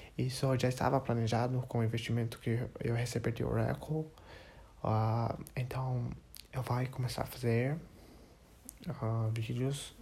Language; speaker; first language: Portuguese; non-native, learner; English